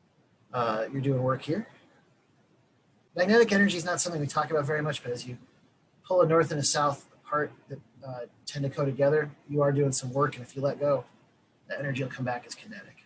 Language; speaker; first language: English; native; English